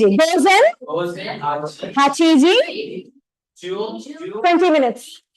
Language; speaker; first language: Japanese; non-native, fluent; Tamil